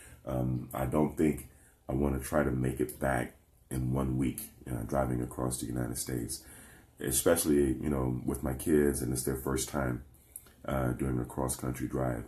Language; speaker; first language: English; native; English